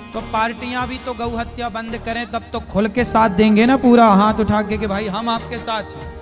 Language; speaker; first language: Hindi; native; Hindi